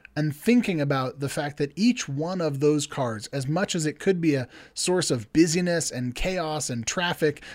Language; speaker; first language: English; native; English